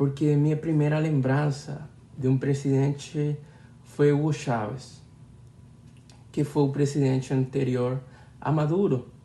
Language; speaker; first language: Portuguese; non-native, learner; Spanish